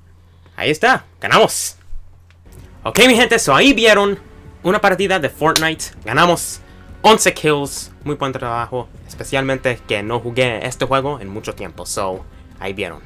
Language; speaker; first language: Spanish; early bilingual, heritage; Spanish